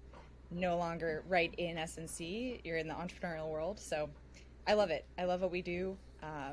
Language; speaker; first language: English; native; English